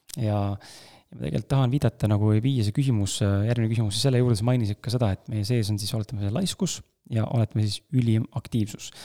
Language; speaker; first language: Estonian; native; Estonian